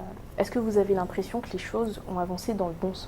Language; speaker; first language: French; native; French